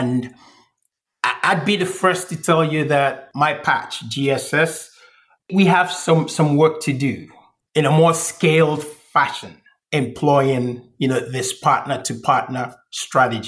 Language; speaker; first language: English; non-native, local second language; Igbo